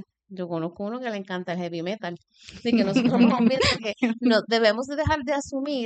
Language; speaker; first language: Spanish; native; Spanish